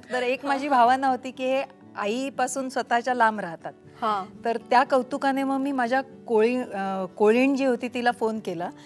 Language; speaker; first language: Marathi; native; Marathi